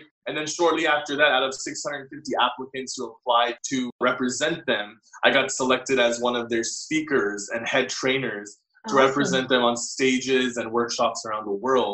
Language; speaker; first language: English; native; English